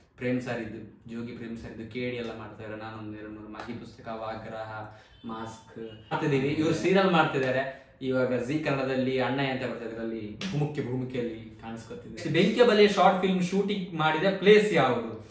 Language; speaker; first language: Kannada; non-native, local second language; Tulu